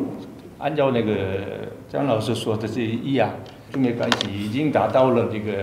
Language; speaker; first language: Chinese; non-native, fluent; Korean